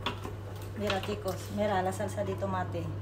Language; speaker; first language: Spanish; non-native, learner; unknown